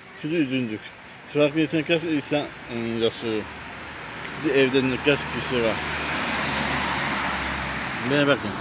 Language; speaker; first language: Turkish; non-native, learner; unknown